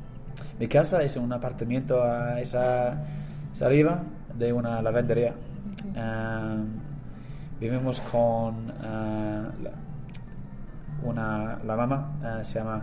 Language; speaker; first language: Spanish; non-native, learner; English